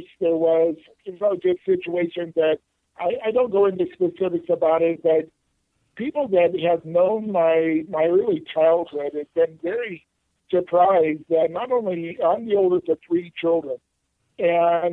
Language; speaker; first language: English; native; English